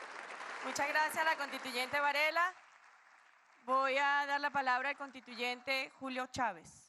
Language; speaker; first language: Spanish; native; Spanish